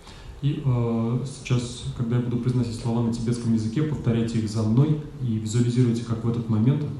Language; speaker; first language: Russian; native; Russian